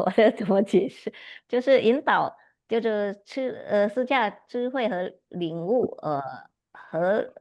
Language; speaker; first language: Chinese; non-native, learner; Indonesian